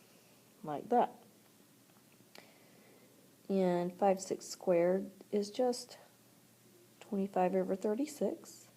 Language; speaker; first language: English; native; English